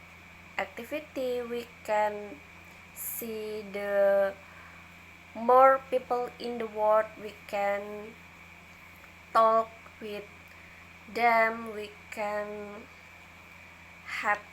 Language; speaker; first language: English; non-native, learner; Indonesian